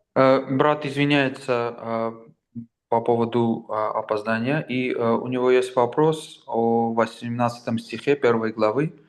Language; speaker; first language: Russian; non-native, local second language; Armenian